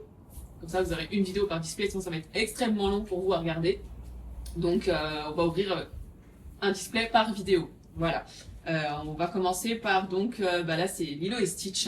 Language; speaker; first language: French; native; French